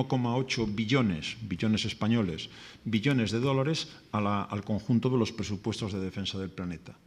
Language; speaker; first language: Spanish; native; Spanish